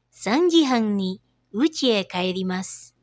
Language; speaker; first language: Japanese; non-native, fluent; Indonesian